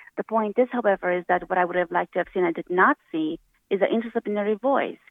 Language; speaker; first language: English; early bilingual, other home language; Romanian